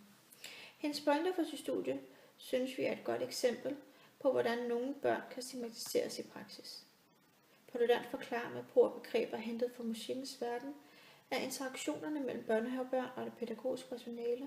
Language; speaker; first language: Danish; native; Danish